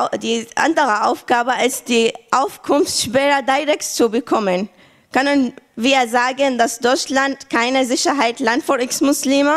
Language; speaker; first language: German; non-native, learner; Arabic